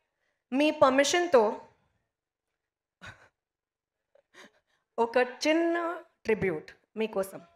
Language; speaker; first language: Telugu; non-native, local second language; Hindi